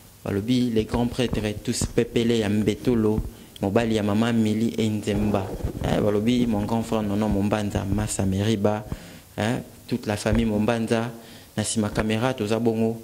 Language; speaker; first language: French; non-native, local second language; Lingala